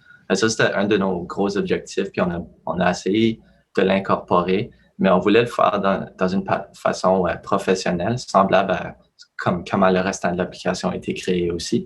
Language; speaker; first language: French; native; French